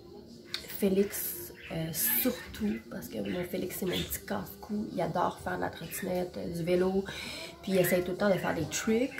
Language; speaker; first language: French; native; French